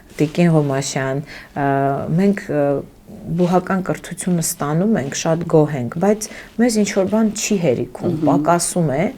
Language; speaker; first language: Armenian; early bilingual, heritage; Armenian